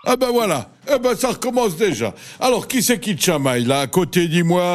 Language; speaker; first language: French; native; French